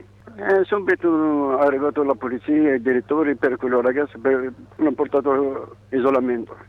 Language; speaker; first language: Italian; non-native, learner; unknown